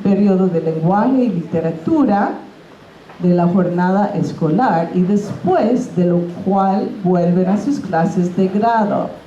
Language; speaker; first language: Spanish; non-native, fluent; English